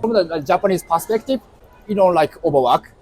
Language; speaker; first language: English; non-native, learner; Japanese